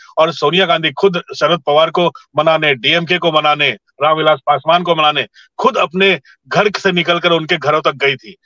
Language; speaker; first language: Hindi; native; Hindi